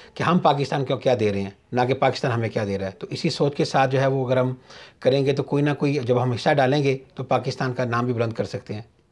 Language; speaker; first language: Urdu; native; Urdu